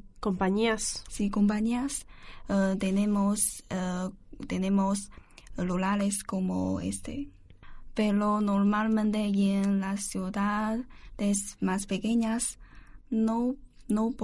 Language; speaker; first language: Spanish; non-native, learner; Chinese